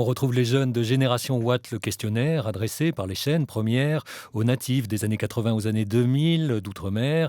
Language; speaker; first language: French; native; French